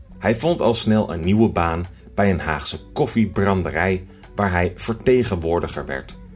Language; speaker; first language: Dutch; native; Dutch